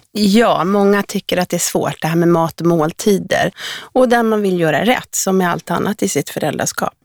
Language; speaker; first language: Swedish; native; Swedish